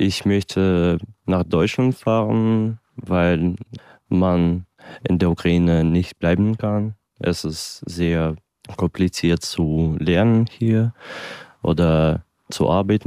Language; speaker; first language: German; non-native, learner; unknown